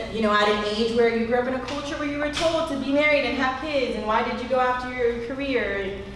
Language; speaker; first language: English; native; English